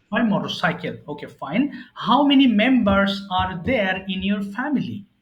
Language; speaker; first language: English; non-native, local second language; Bangla